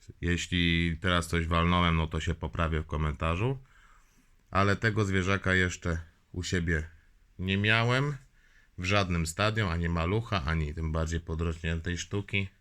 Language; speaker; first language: Polish; native; Polish